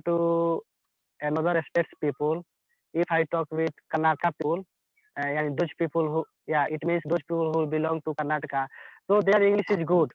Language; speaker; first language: English; non-native, learner; Hindi